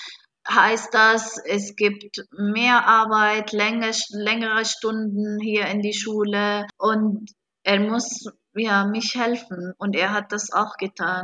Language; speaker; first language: German; non-native, fluent; Arabic